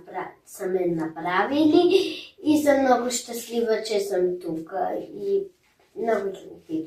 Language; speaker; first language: Bulgarian; early bilingual, heritage; German